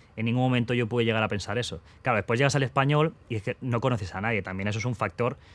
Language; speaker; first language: Spanish; native; Spanish